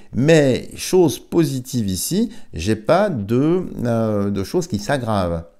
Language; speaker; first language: French; native; French